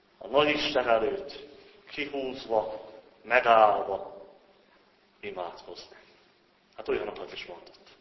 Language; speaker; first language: Hungarian; native; Hungarian